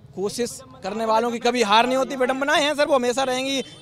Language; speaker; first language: Hindi; native; Hindi